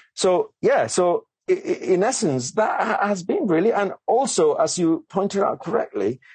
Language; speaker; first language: English; non-native, fluent; Spanish